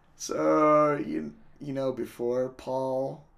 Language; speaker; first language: English; early bilingual, other home language; Italian